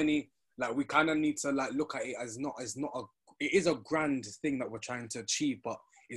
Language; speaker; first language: English; native; English